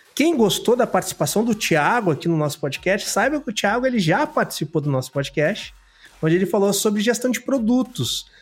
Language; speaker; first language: Portuguese; native; Portuguese